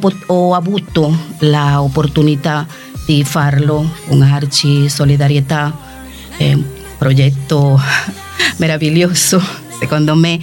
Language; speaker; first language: Italian; non-native, fluent; Spanish